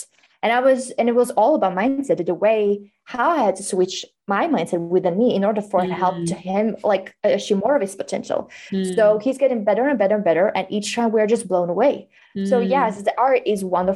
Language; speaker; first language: English; non-native, fluent; Slovak